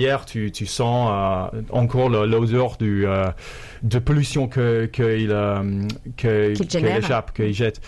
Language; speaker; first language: French; non-native, fluent; English